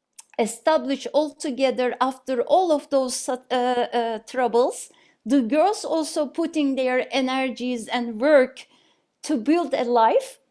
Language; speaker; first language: English; non-native, fluent; Turkish